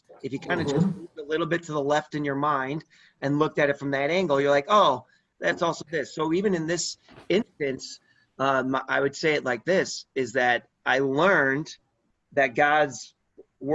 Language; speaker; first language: English; native; English